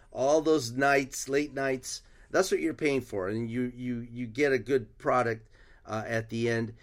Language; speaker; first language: English; early bilingual, other home language; Spanish